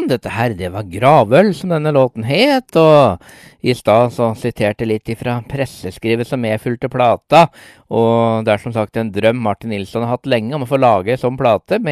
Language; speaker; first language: Norwegian; native; Norwegian